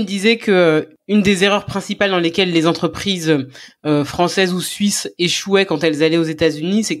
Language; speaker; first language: French; native; French